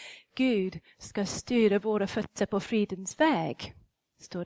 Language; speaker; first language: Swedish; non-native, fluent; English